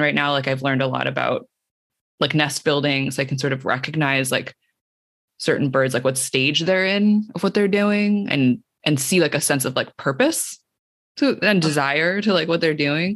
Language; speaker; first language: English; native; English